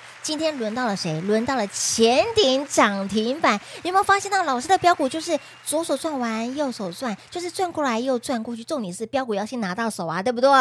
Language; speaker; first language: Chinese; native; Chinese